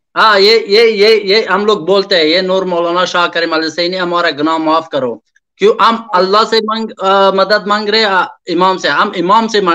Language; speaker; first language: Urdu; non-native, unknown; Persian